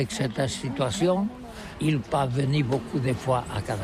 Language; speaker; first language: French; non-native, learner; Catalan